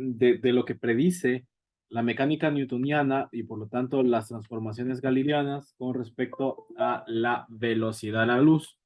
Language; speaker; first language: Spanish; native; Spanish